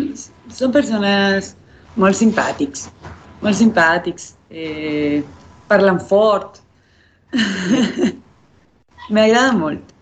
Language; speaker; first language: Catalan; non-native, learner; Spanish